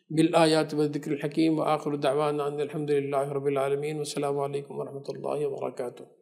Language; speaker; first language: Urdu; native; Urdu